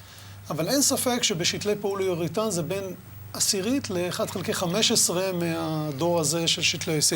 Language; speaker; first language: Hebrew; native; Hebrew